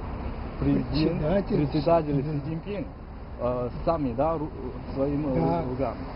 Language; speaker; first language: Russian; non-native, learner; Chinese